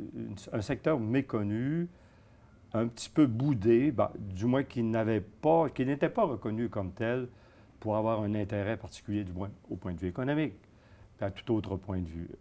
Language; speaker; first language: French; native; French